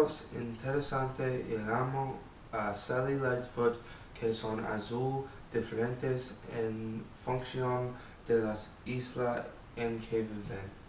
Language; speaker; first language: Spanish; non-native, learner; English